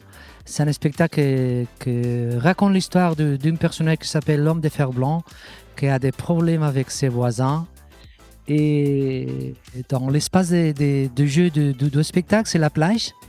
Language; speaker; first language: French; non-native, fluent; Catalan